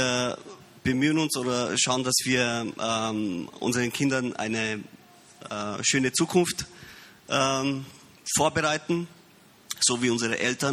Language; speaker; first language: German; early bilingual, heritage; Romanian